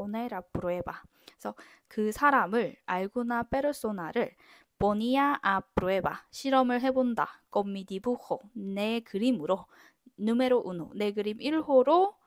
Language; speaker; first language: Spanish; non-native, fluent; Korean